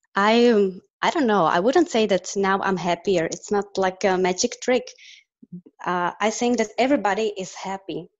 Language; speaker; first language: English; non-native, fluent; Czech